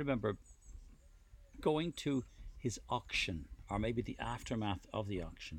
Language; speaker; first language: English; native; English